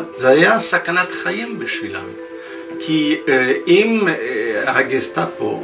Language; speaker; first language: Hebrew; non-native, fluent; French